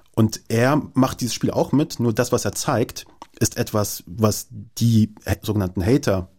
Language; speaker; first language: German; native; German